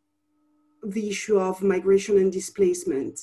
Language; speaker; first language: English; non-native, fluent; Italian